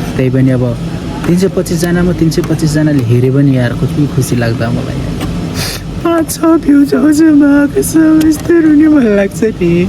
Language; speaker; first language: Nepali; native; Nepali